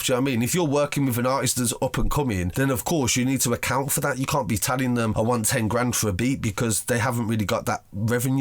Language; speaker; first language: English; native; English